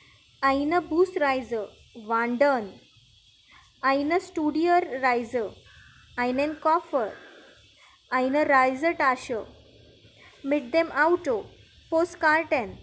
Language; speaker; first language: German; non-native, learner; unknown